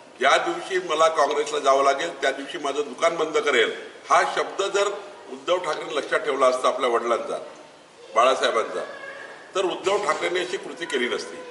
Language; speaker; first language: Marathi; native; Marathi